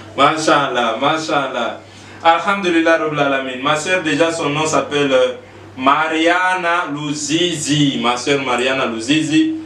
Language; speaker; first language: French; non-native, local second language; Lingala